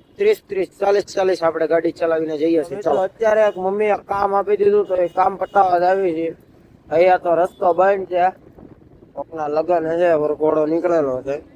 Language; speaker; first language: Gujarati; native; Gujarati